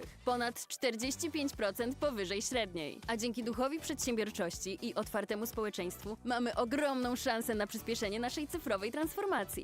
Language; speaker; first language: Polish; native; Polish